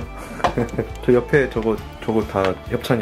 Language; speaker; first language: Korean; native; Korean